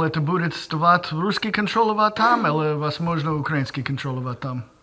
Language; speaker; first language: Russian; non-native, learner; English